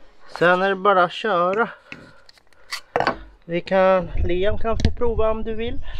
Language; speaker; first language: Swedish; non-native, fluent; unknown